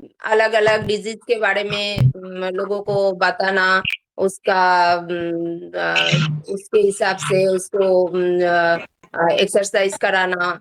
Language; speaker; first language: Hindi; non-native, local second language; Bangla